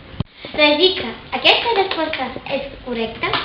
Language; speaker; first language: Catalan; non-native, learner; Spanish